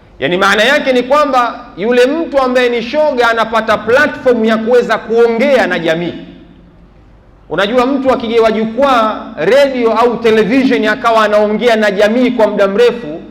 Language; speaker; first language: Swahili; native; Swahili